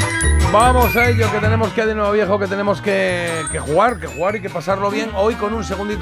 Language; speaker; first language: Spanish; native; Spanish